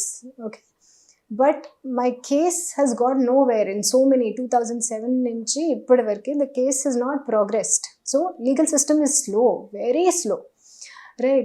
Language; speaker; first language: Telugu; non-native, learner; Hindi